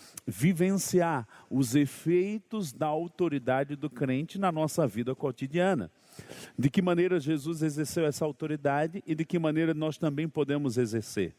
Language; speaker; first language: Portuguese; native; Portuguese